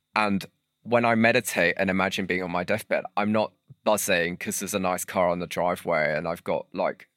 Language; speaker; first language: English; native; English